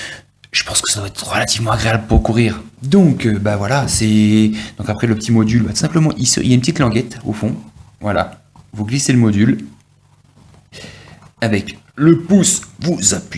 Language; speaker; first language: French; native; French